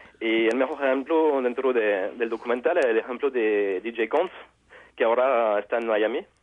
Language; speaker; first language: Spanish; non-native, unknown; French